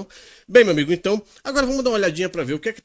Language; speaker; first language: Portuguese; native; Portuguese